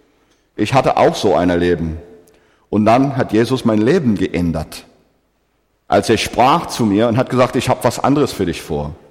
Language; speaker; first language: German; non-native, fluent; English